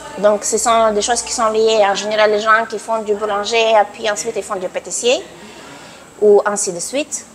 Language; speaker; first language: French; non-native, fluent; Russian